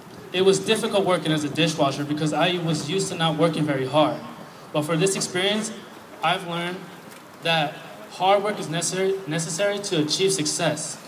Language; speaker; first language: English; early bilingual, other home language; Spanish